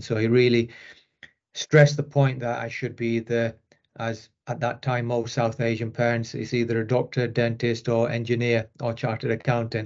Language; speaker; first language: English; native; English